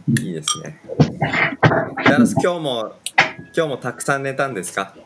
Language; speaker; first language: Japanese; native; Japanese